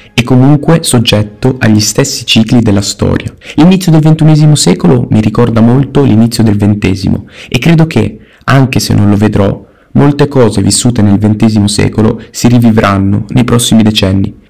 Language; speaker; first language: Italian; native; Italian